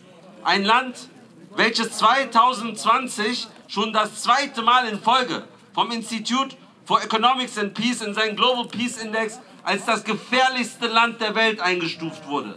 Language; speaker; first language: German; native; German